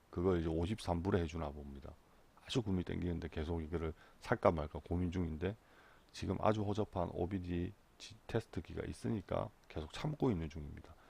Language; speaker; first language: Korean; native; Korean